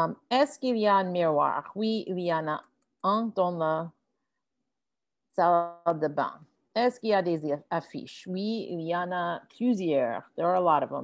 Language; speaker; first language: French; non-native, fluent; English